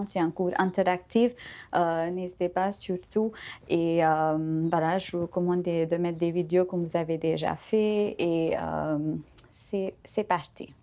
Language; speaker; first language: French; non-native, fluent; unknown